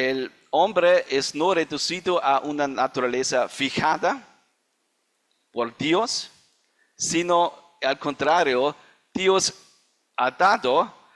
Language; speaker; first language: Spanish; non-native, fluent; German